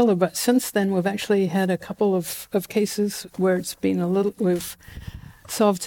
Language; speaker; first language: English; native; English